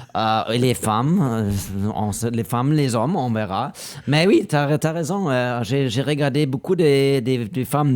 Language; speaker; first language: French; non-native, learner; German